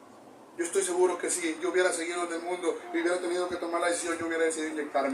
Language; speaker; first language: Spanish; native; Spanish